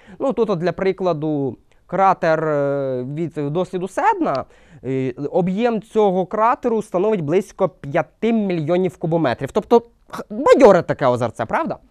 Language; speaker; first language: Ukrainian; non-native, local second language; Russian